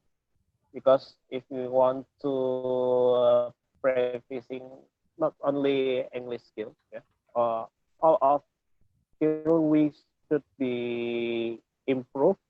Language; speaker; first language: English; non-native, learner; Indonesian